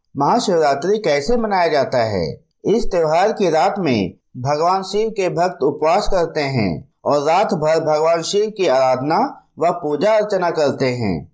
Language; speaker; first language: Hindi; native; Hindi